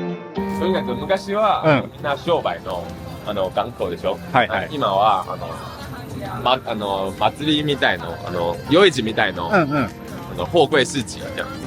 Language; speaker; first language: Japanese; non-native, learner; Chinese